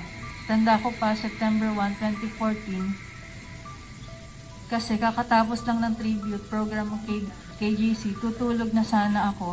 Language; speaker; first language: Filipino; native; Filipino